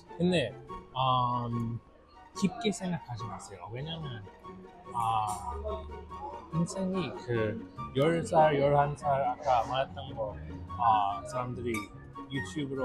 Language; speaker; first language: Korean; non-native, fluent; English